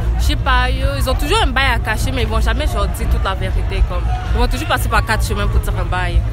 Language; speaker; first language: French; early bilingual, other home language; Haitian Creole